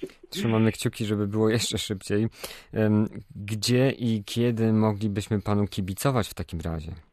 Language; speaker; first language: Polish; native; Polish